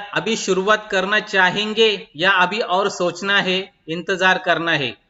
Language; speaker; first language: Hindi; non-native, local second language; Marathi